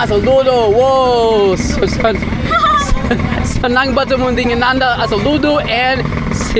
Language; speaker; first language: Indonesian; non-native, learner; English